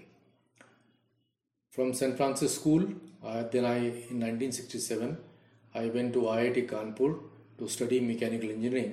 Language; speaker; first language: English; non-native, local second language; Hindi